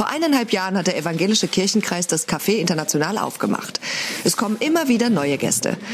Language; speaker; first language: German; native; German